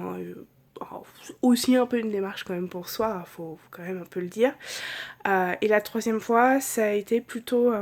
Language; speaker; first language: French; native; French